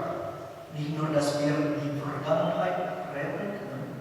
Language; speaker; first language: German; non-native, learner; Indonesian